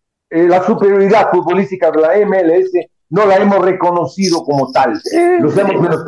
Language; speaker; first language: Spanish; native; Spanish